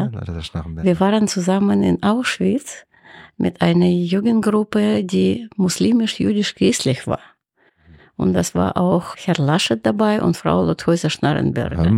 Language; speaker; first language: German; non-native, fluent; Russian